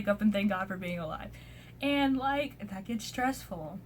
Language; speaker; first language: English; native; English